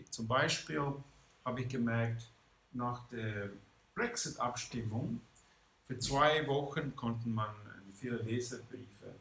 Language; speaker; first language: German; non-native, fluent; English